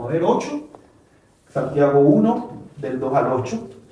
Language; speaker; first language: Spanish; native; Spanish